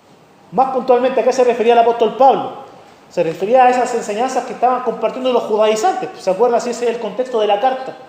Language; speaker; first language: Spanish; native; Spanish